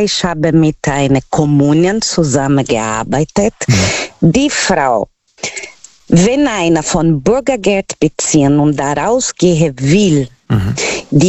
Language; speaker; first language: German; non-native, learner; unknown